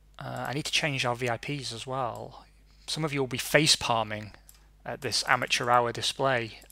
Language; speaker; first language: English; native; English